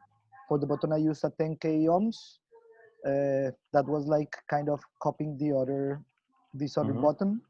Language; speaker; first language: English; non-native, fluent; Spanish